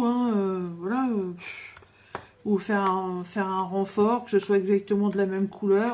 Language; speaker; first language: French; native; French